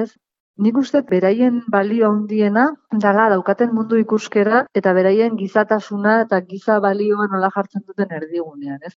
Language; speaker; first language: Basque; native; Basque